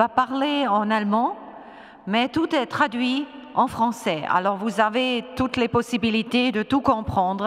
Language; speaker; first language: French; non-native, fluent; German